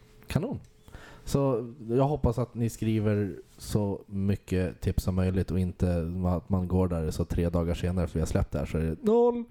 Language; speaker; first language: Swedish; native; Swedish